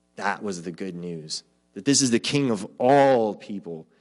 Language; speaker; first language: English; native; English